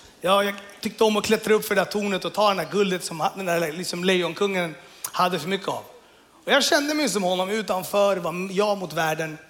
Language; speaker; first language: Swedish; early bilingual, other home language; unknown